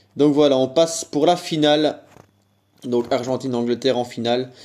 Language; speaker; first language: French; native; French